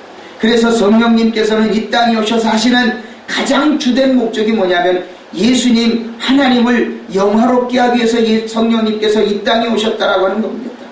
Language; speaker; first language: Korean; native; Korean